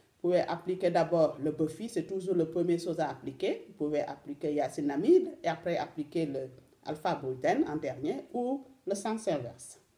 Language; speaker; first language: French; non-native, local second language; Wolof